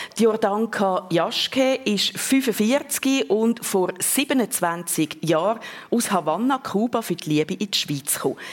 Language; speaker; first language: German; native; German